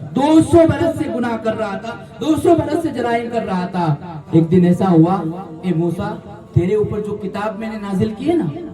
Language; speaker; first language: Urdu; native; Urdu